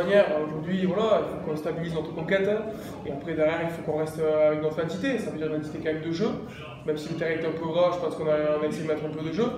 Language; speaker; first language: French; native; French